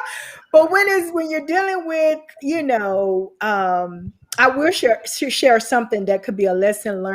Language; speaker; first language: English; native; English